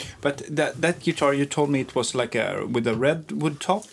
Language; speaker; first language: English; non-native, fluent; Swedish